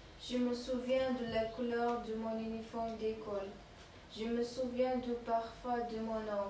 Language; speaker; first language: French; non-native, learner; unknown